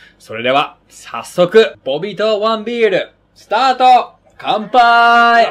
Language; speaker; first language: Japanese; non-native, fluent; English